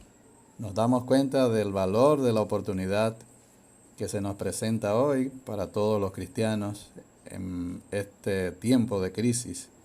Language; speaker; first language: Spanish; native; Spanish